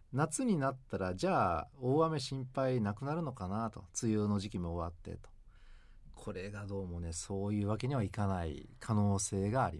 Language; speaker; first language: Japanese; native; Japanese